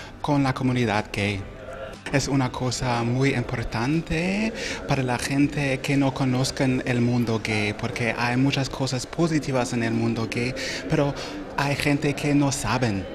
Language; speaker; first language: Spanish; non-native, learner; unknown